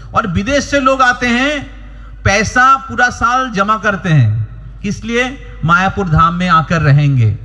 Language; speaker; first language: Hindi; non-native, local second language; Bangla